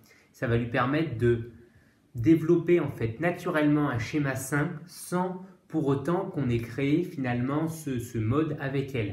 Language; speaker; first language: French; native; French